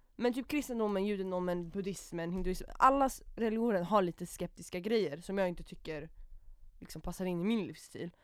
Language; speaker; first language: Swedish; native; Swedish